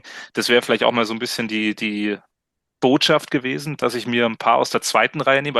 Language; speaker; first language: German; native; German